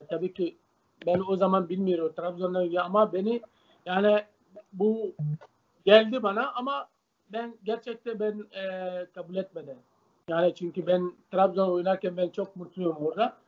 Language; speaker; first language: Turkish; non-native, learner; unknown